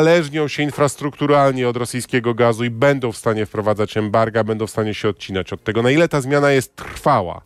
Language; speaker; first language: Polish; native; Polish